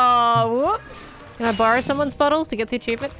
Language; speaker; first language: English; native; English